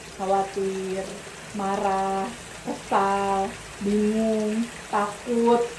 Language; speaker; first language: Indonesian; native; Indonesian